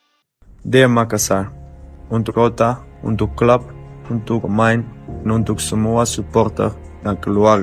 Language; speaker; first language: Indonesian; non-native, learner; Dutch